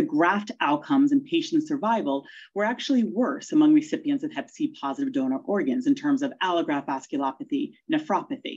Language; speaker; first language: English; native; English